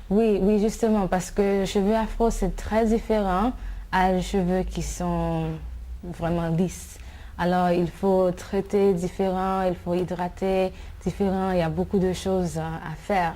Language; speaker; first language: French; non-native, fluent; English